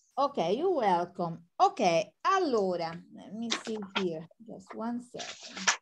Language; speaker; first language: English; non-native, fluent; Italian